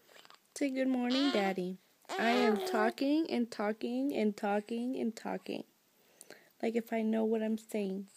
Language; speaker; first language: English; early bilingual, other home language; Spanish